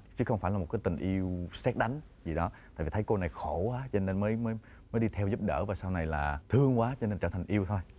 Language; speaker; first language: Vietnamese; early bilingual, heritage; Vietnamese